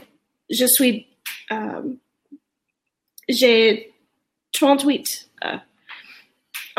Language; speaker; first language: French; non-native, learner; English